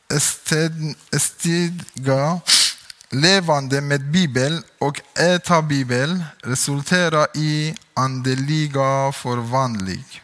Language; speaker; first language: Swedish; non-native, learner; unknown